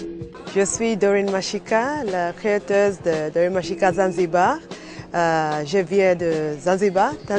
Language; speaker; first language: French; non-native, learner; Swahili